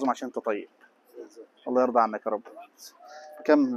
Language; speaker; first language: Arabic; native; Arabic